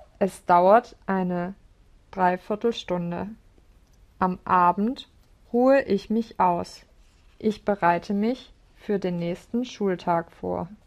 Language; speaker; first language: German; non-native, learner; English